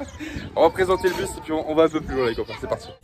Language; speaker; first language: French; native; French